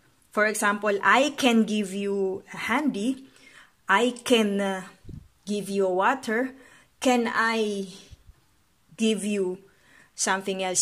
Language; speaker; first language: English; non-native, local second language; Filipino